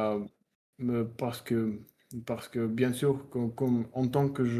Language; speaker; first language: French; non-native, learner; Russian